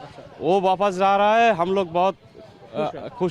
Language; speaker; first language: Hindi; non-native, local second language; Bangla